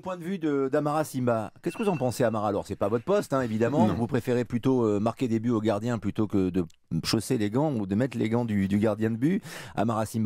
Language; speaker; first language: French; native; French